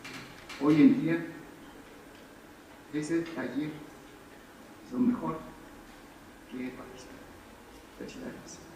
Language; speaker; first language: Spanish; non-native, fluent; Chinese